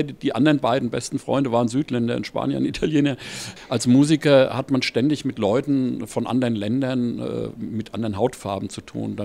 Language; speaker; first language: German; native; German